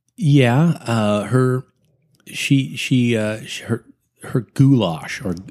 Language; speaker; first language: English; native; English